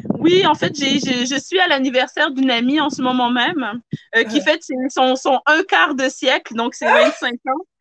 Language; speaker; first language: French; native; French